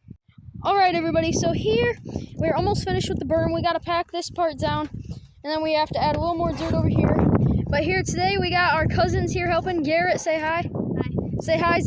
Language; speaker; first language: English; native; English